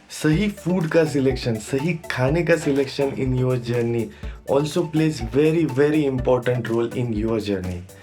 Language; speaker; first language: Hindi; non-native, local second language; Marathi